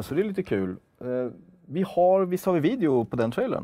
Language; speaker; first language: Swedish; native; Swedish